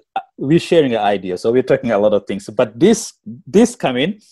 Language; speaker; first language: English; non-native, learner; Wolof